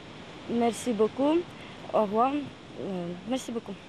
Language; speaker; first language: French; non-native, fluent; Ukrainian